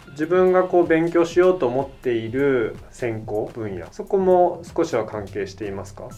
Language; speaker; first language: Japanese; native; Japanese